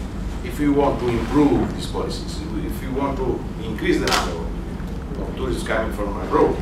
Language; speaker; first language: English; non-native, learner; Italian